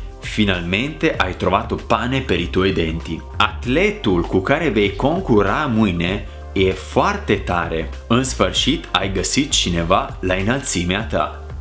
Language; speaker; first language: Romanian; non-native, fluent; Italian